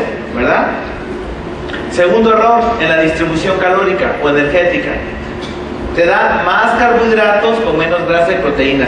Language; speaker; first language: Spanish; native; Spanish